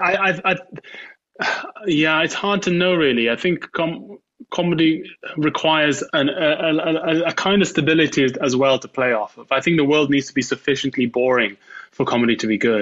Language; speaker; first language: English; native; English